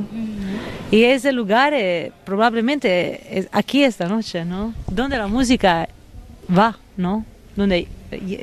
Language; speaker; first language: Spanish; non-native, fluent; Italian